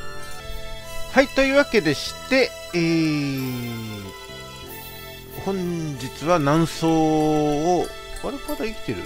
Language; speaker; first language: Japanese; native; Japanese